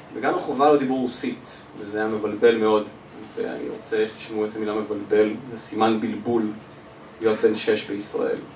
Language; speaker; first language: Hebrew; early bilingual, other home language; Russian